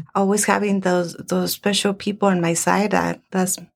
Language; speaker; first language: English; early bilingual, other home language; Spanish